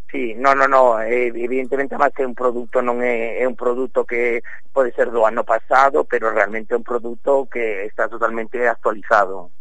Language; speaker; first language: Galician; native; Galician